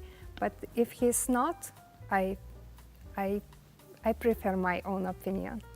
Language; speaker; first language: English; non-native, learner; Lithuanian